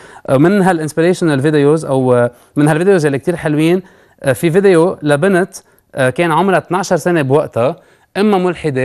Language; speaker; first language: Arabic; native; Arabic